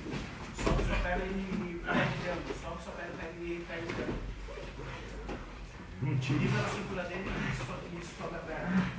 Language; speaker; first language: Portuguese; native; Portuguese